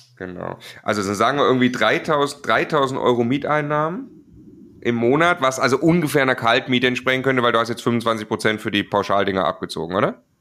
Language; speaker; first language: German; native; German